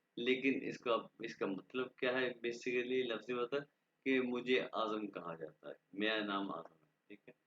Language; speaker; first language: Urdu; non-native, local second language; Punjabi